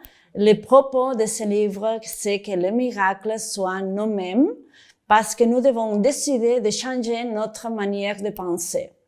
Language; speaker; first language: French; non-native, fluent; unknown